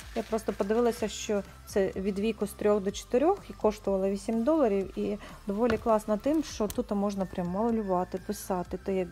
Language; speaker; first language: Ukrainian; non-native, local second language; Russian